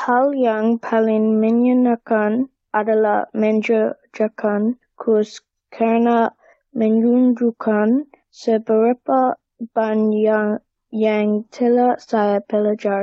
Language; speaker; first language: Indonesian; non-native, learner; English